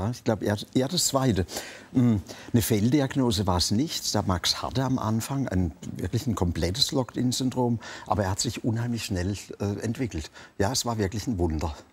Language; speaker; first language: German; native; German